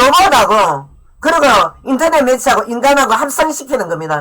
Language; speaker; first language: Korean; native; Korean